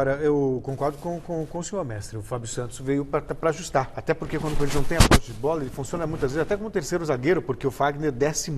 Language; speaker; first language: Portuguese; native; Portuguese